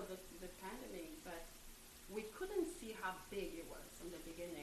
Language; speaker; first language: English; non-native, fluent; French